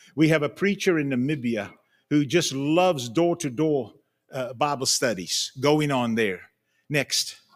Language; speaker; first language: English; native; English